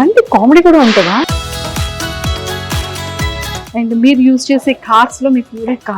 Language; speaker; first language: Telugu; native; Telugu